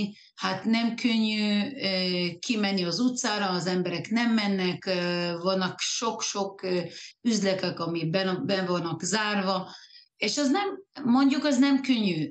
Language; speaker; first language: Hungarian; early bilingual, heritage; Hungarian